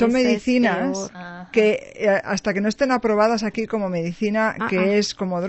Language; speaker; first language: Spanish; native; Spanish